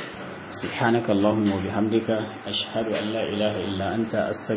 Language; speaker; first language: Arabic; non-native, fluent; Hausa